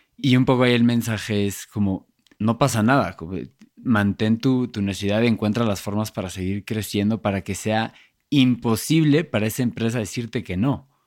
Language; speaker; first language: Spanish; native; Spanish